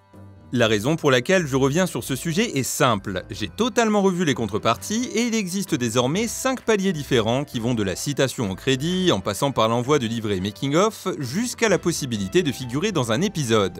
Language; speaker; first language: French; native; French